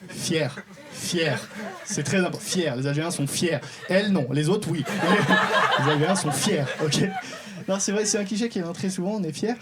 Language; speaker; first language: French; non-native, local second language; Arabic